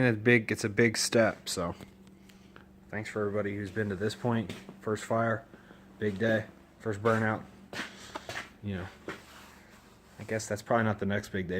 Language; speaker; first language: English; native; English